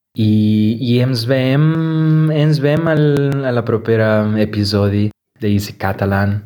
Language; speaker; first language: Catalan; non-native, learner; Portuguese